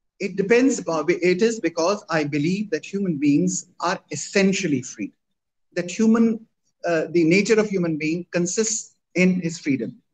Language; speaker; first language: English; non-native, local second language; Hindi